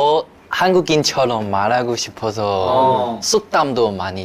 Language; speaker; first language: Korean; non-native, learner; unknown